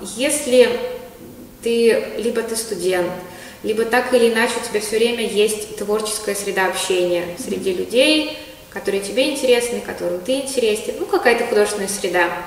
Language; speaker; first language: Russian; native; Russian